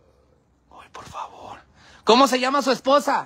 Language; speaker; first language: Spanish; native; Spanish